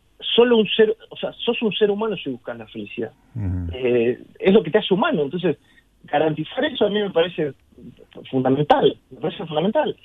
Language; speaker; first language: Spanish; native; Spanish